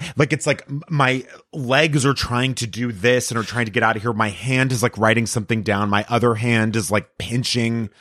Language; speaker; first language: English; native; English